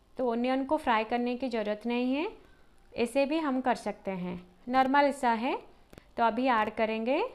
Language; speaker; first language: Hindi; non-native, local second language; Odia